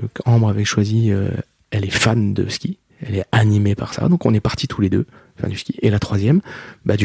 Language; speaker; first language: French; native; French